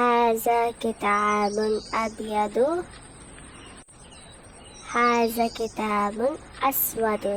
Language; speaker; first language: Arabic; non-native, learner; Urdu